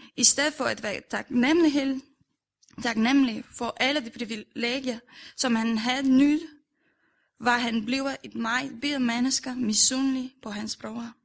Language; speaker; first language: Danish; non-native, fluent; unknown